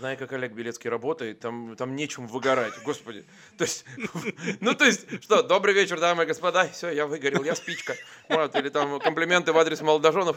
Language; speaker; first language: Russian; native; Russian